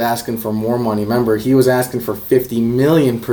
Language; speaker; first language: English; native; English